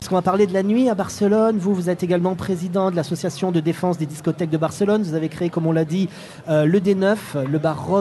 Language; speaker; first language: French; native; French